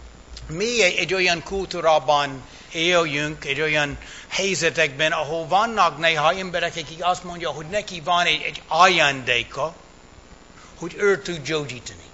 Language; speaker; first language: Hungarian; early bilingual, heritage; English